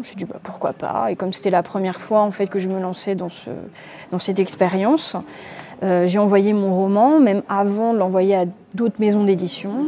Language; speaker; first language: French; native; French